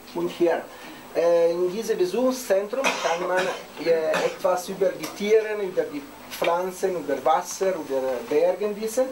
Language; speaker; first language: German; non-native, learner; Italian